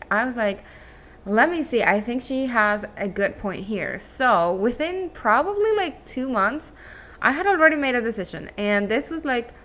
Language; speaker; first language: English; non-native, fluent; Spanish